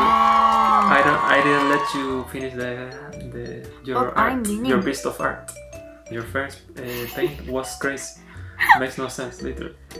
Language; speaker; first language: English; non-native, learner; Spanish